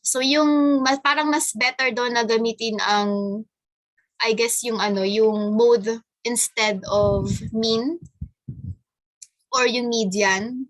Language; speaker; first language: Filipino; native; Filipino